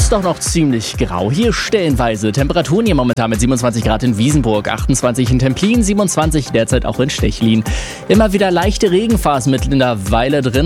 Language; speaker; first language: German; native; German